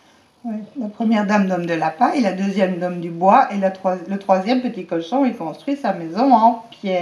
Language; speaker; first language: French; native; French